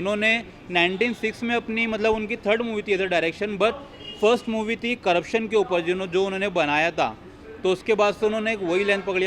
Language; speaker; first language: Hindi; native; Hindi